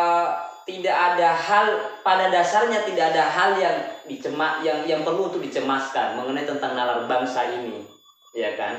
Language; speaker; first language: Indonesian; native; Indonesian